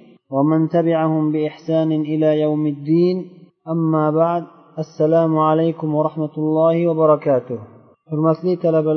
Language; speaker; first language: Arabic; non-native, fluent; Uzbek